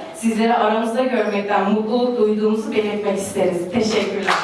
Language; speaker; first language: Turkish; early bilingual, heritage; Turkish